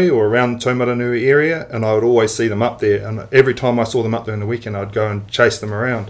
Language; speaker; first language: English; native; English